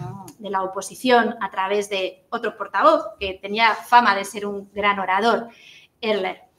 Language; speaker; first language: Spanish; native; Spanish